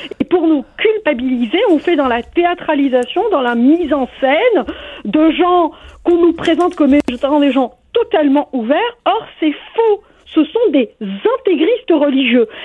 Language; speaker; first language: French; non-native, local second language; Arabic